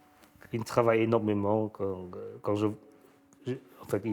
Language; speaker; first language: French; non-native, fluent; Vietnamese